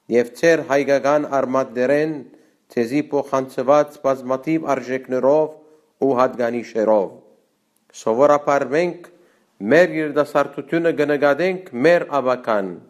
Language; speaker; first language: Armenian; native; Armenian